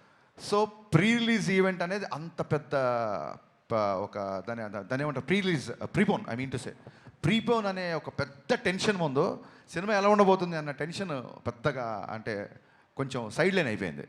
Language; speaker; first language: Telugu; native; Telugu